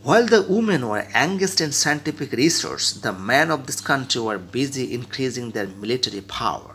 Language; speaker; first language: English; non-native, local second language; Bangla